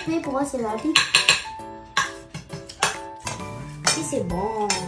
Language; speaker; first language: French; early bilingual, other home language; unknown